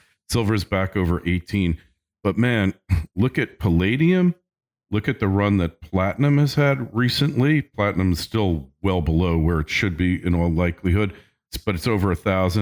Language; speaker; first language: English; native; English